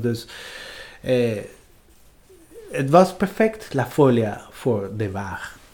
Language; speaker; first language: Dutch; non-native, fluent; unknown